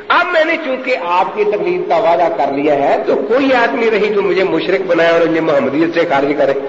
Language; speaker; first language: Urdu; non-native, local second language; Punjabi